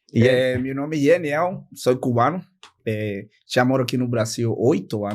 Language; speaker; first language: Portuguese; non-native, fluent; Spanish